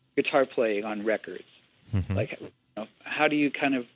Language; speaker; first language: English; native; English